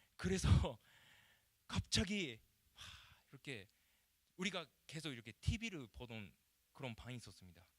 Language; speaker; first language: Korean; non-native, fluent; Japanese